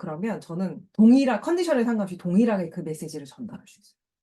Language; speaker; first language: Korean; native; Korean